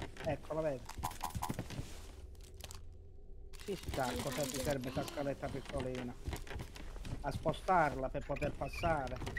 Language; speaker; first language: Italian; native; Italian